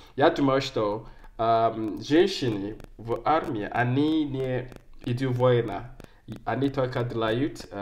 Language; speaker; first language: Russian; non-native, learner; English